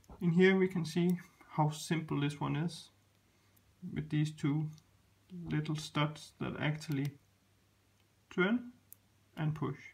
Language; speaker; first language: English; non-native, fluent; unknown